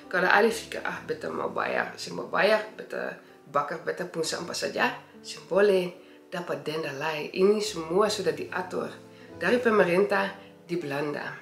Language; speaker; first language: Indonesian; early bilingual, heritage; Indonesian